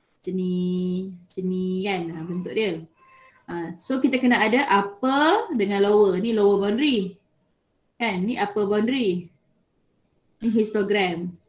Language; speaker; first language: Malay; native; Malay